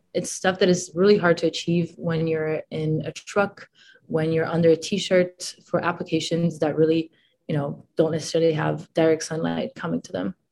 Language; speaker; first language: English; non-native, fluent; Italian